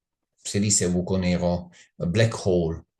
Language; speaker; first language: Spanish; non-native, learner; Italian